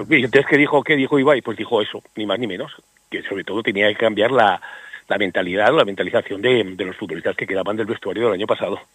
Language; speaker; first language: Spanish; native; Spanish